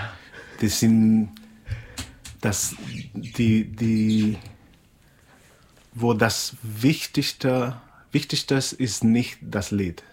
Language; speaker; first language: German; non-native, fluent; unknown